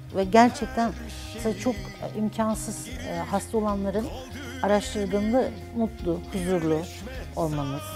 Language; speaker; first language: Turkish; non-native, fluent; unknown